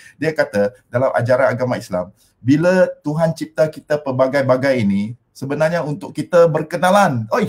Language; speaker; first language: Malay; non-native, local second language; Min Nan Chinese